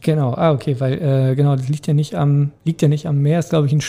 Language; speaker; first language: German; native; German